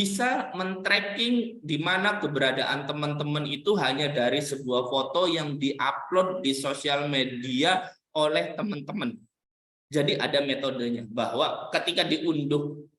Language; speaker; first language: Indonesian; native; Indonesian